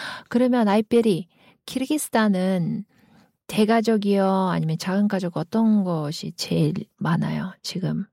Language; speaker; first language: Korean; non-native, learner; Kyrgyz